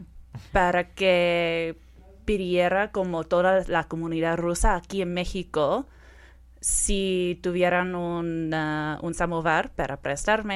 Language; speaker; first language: Spanish; non-native, fluent; English